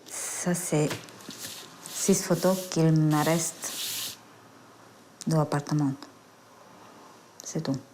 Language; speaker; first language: French; non-native, learner; Romanian